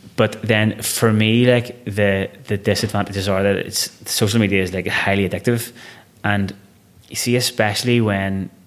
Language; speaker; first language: English; non-native, local second language; Irish